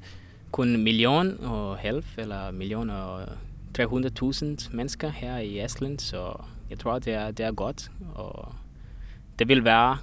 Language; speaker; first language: Danish; non-native, learner; Estonian